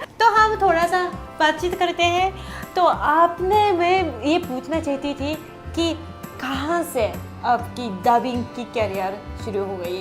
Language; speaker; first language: Hindi; non-native, fluent; Japanese